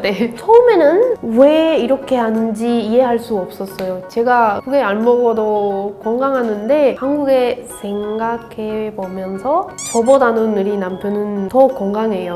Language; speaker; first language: Korean; non-native, learner; Spanish